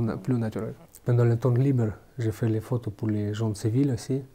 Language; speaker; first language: French; non-native, fluent; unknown